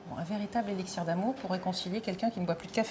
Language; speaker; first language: French; native; French